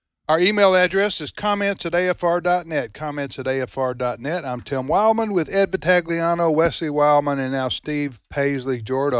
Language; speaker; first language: English; native; English